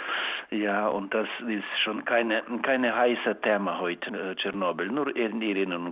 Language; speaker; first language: German; non-native, learner; Ukrainian